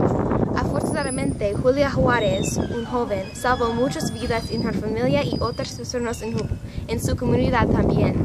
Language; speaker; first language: Spanish; non-native, learner; English